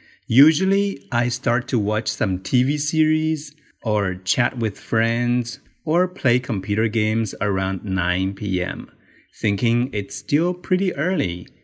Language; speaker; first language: English; non-native, fluent; Chinese